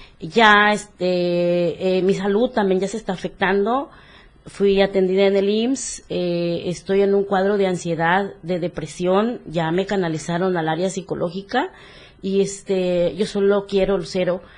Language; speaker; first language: Spanish; native; Spanish